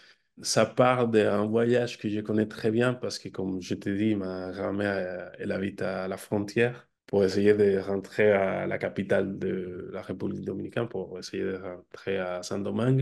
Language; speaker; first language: French; non-native, fluent; Spanish